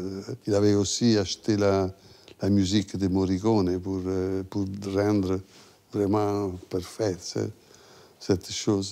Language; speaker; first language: French; non-native, fluent; Italian